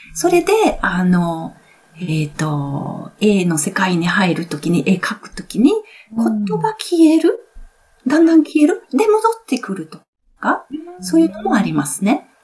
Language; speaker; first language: Japanese; non-native, fluent; Italian